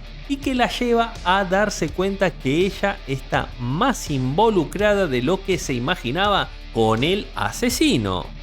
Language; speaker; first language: Spanish; native; Spanish